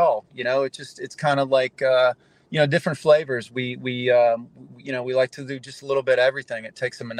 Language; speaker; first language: English; native; English